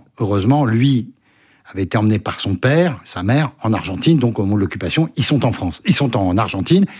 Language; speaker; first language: French; native; French